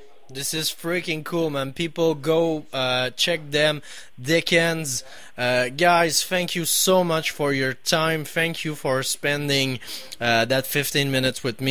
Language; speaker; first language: English; non-native, fluent; French